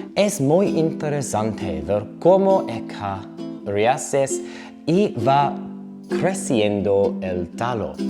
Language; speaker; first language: Spanish; non-native, learner; English